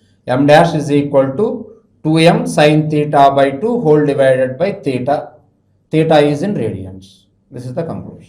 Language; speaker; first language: English; non-native, local second language; Telugu